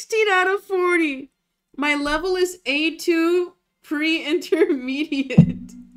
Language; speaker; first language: English; native; English